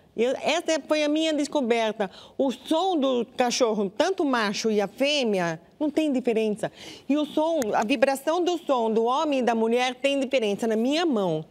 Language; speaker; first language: Portuguese; non-native, local second language; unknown